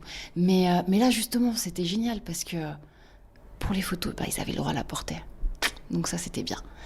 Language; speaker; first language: French; native; French